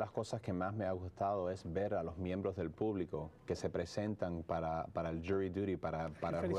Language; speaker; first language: Spanish; early bilingual, heritage; Spanish